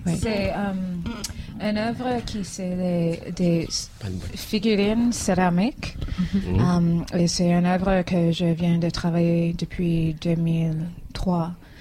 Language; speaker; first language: French; non-native, fluent; English